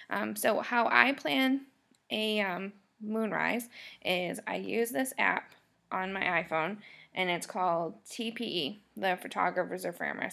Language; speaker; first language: English; native; English